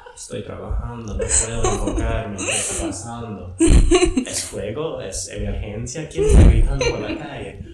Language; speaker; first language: Spanish; non-native, fluent; English